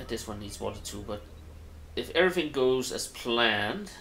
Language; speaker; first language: English; non-native, fluent; Danish